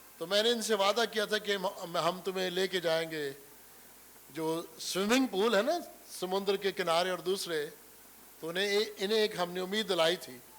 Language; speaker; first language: Urdu; non-native, local second language; Punjabi